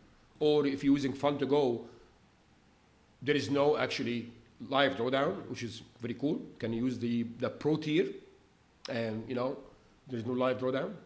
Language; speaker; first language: English; non-native, fluent; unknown